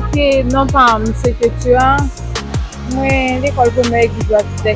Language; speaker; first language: French; non-native, learner; Haitian Creole